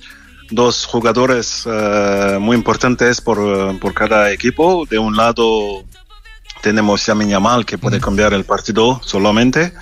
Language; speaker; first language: Spanish; non-native, fluent; French